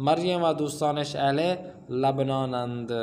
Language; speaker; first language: Persian; non-native, fluent; Urdu